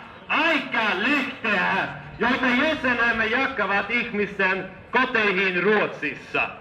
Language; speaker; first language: Finnish; non-native, fluent; Swedish